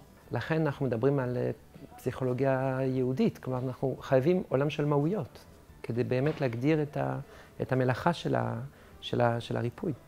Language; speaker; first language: Hebrew; non-native, fluent; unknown